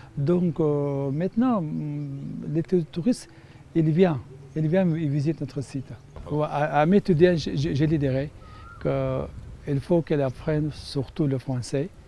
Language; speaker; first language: French; non-native, fluent; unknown